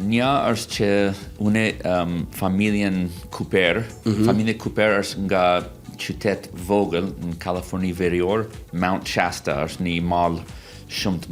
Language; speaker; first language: Albanian; non-native, fluent; English